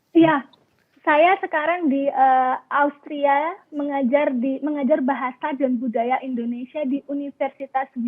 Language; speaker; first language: Indonesian; non-native, local second language; Javanese